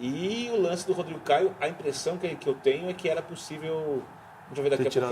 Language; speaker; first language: Portuguese; native; Portuguese